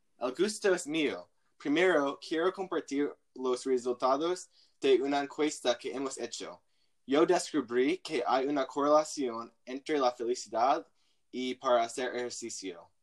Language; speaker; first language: Spanish; non-native, learner; English